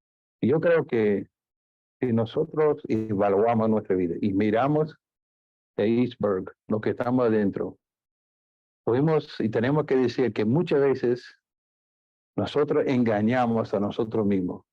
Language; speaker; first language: Spanish; non-native, fluent; English